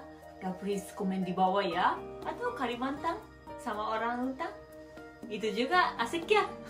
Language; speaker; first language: Indonesian; non-native, fluent; Japanese